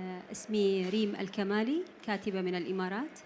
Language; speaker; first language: Arabic; native; Arabic